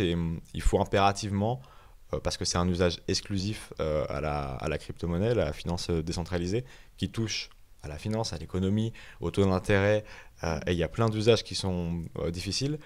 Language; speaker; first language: French; native; French